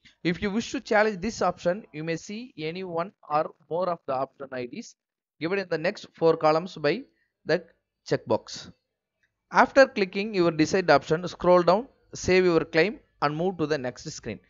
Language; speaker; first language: English; non-native, local second language; Tamil